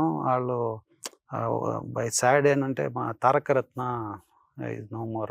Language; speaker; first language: Telugu; non-native, learner; Kannada